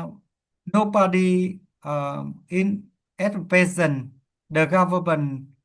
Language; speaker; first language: English; non-native, learner; Vietnamese